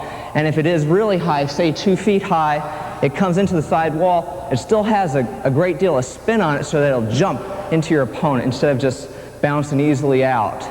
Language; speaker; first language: English; native; English